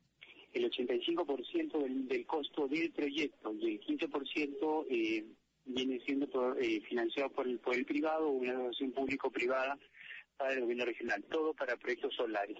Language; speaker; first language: Spanish; native; Spanish